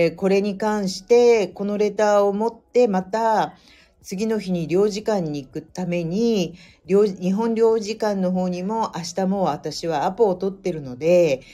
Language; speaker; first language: Japanese; native; Japanese